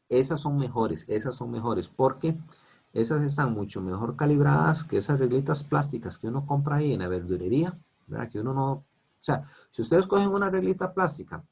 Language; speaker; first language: Spanish; native; Spanish